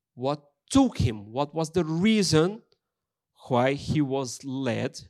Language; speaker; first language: English; non-native, fluent; Portuguese